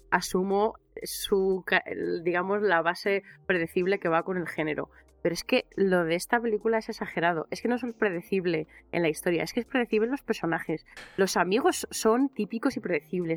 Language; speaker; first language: Spanish; native; Spanish